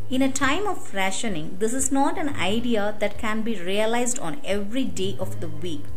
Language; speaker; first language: English; non-native, local second language; Tamil